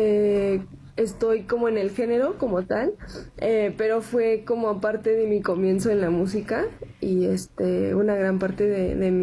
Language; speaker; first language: Spanish; non-native, local second language; Korean